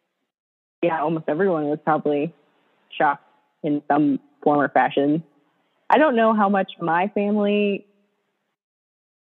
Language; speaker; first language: English; native; English